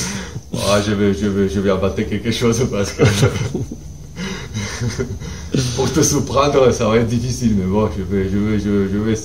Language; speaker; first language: French; non-native, fluent; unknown